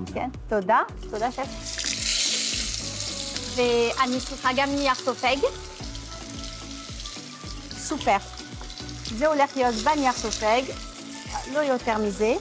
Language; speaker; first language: Hebrew; non-native, fluent; French